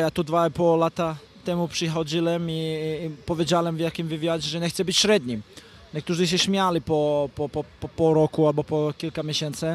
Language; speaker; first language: Polish; non-native, fluent; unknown